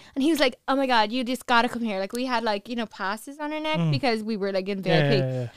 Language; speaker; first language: English; native; English